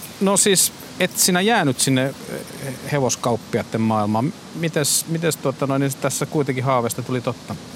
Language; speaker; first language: Finnish; native; Finnish